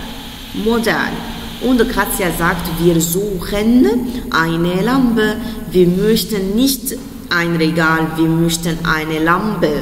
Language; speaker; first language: German; non-native, fluent; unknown